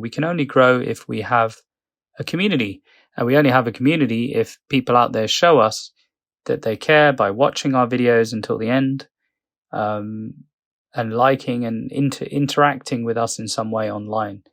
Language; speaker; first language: English; native; English